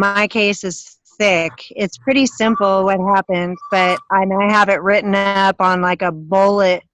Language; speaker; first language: English; native; English